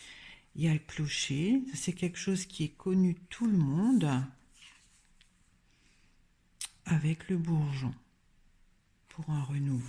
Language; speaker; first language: French; native; French